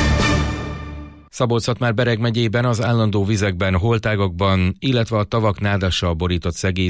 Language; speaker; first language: Hungarian; native; Hungarian